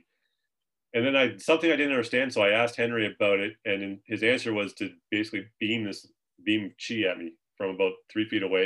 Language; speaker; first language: English; native; English